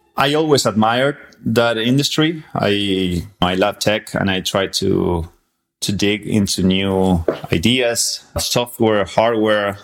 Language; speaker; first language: English; non-native, fluent; Spanish